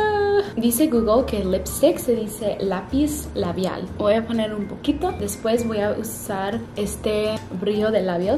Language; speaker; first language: Spanish; early bilingual, heritage; Spanish